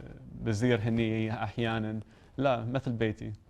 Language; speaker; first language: Arabic; non-native, learner; English